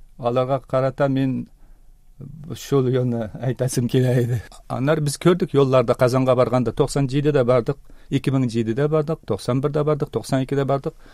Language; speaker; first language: Tatar; early bilingual, heritage; Tatar